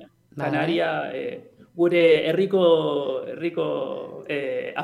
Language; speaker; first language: Basque; non-native, learner; Spanish